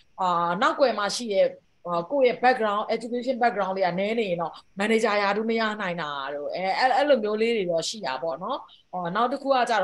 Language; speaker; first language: Burmese; native; Burmese